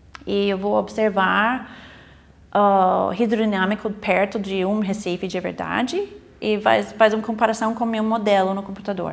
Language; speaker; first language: Portuguese; non-native, fluent; English